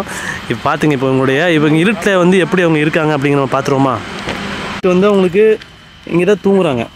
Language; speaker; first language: Tamil; native; Tamil